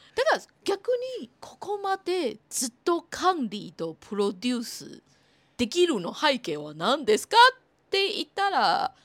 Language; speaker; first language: Japanese; non-native, fluent; Cantonese